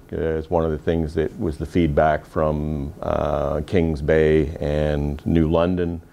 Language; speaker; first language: English; native; English